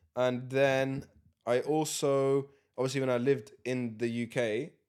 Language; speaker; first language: English; early bilingual, other home language; Latvian